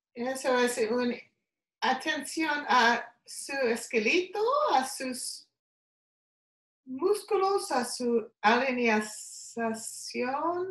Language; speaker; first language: Spanish; non-native, learner; English